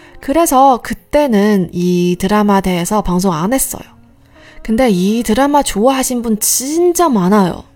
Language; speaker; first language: Korean; non-native, fluent; Chinese